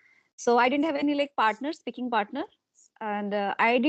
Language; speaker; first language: English; non-native, local second language; Hindi